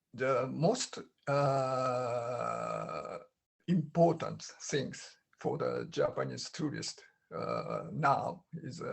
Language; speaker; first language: English; non-native, learner; Japanese